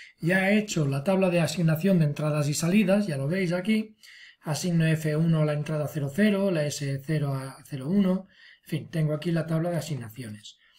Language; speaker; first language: Spanish; non-native, local second language; Catalan